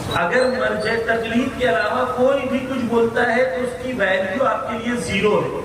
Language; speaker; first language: Urdu; native; Urdu